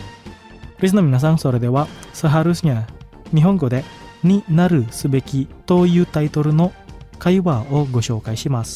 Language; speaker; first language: Japanese; non-native, fluent; Indonesian